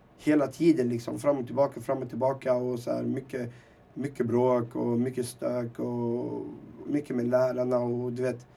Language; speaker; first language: Swedish; early bilingual, other home language; Arabic